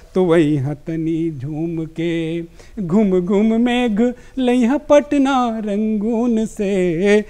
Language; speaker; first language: Hindi; native; Hindi